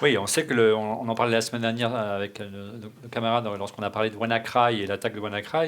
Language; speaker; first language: French; native; French